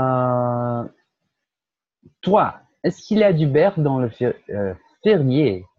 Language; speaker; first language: French; non-native, fluent; Portuguese